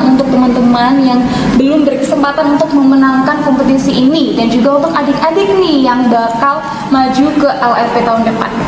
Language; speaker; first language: Indonesian; native; Indonesian